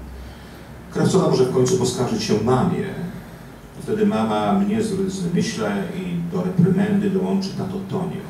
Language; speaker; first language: Polish; native; Polish